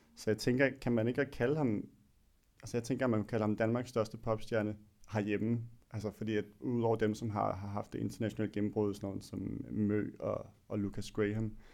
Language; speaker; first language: Danish; native; Danish